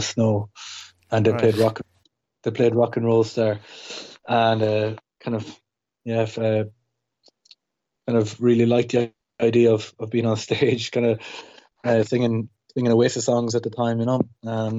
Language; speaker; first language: English; native; English